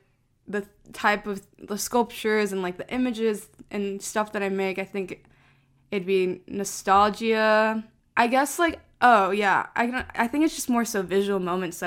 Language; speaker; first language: English; early bilingual, other home language; Spanish